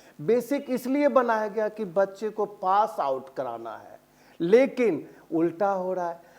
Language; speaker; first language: Hindi; native; Hindi